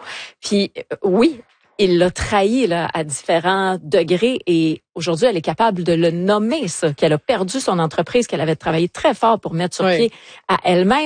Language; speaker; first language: French; native; French